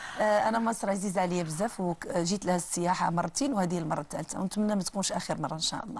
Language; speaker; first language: Arabic; native; Arabic